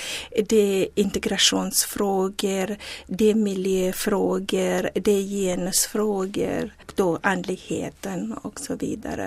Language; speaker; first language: Swedish; non-native, fluent; Zulu